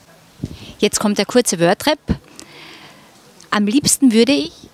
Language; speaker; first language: German; native; German